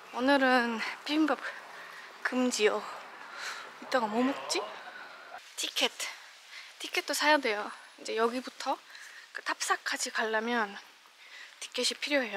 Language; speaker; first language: Korean; non-native, fluent; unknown